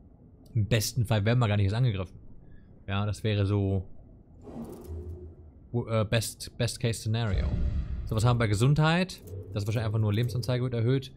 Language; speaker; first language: German; native; German